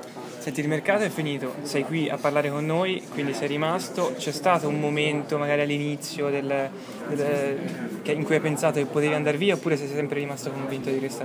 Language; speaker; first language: Italian; native; Italian